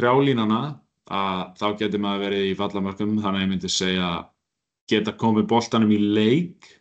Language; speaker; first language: Icelandic; native; Icelandic